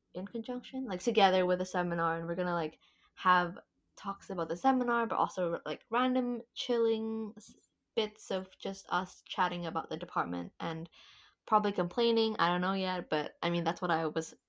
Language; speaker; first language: English; non-native, fluent; Indonesian